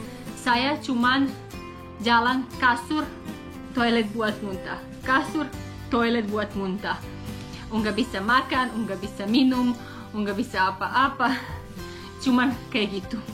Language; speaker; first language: Indonesian; non-native, learner; English